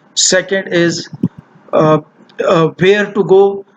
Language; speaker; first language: English; non-native, local second language; Urdu